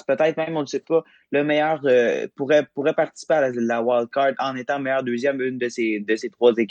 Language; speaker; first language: French; native; French